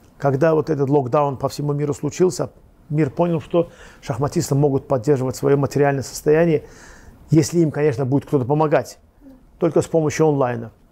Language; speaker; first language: Russian; non-native, local second language; Azerbaijani